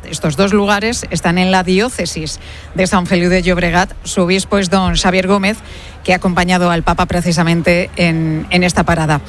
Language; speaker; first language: Spanish; native; Spanish